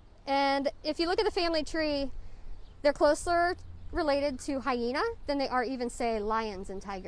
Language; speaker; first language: English; native; English